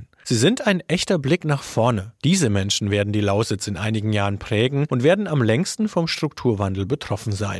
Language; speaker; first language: German; native; German